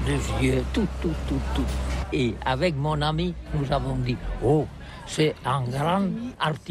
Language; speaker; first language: French; non-native, learner; Catalan